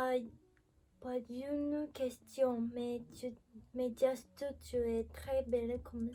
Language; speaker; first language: French; non-native, learner; Japanese